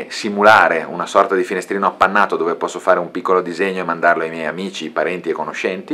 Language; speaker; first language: Italian; native; Italian